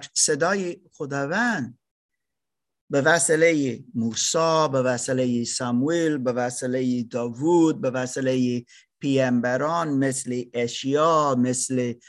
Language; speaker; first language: Persian; non-native, learner; German